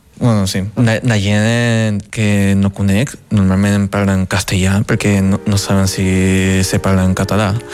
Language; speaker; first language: Catalan; early bilingual, other home language; Chinese